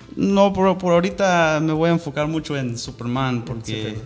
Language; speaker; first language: Spanish; early bilingual, heritage; Spanish